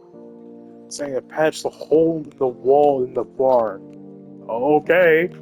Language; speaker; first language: English; native; English